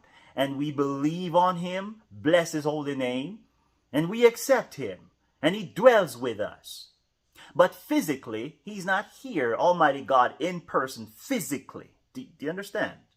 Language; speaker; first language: English; native; English